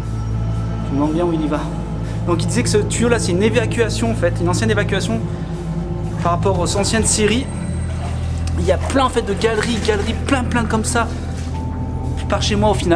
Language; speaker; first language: French; native; French